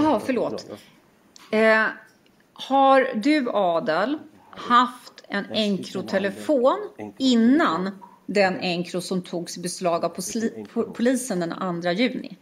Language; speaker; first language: Swedish; native; Swedish